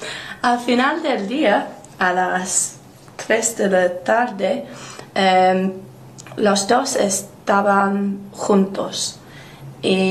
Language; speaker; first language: Spanish; non-native, learner; English